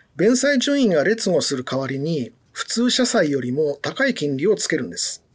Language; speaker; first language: Japanese; native; Japanese